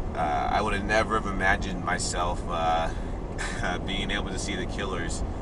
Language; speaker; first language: English; native; English